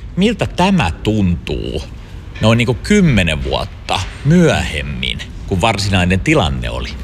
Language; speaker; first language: Finnish; native; Finnish